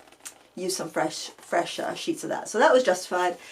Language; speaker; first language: English; native; English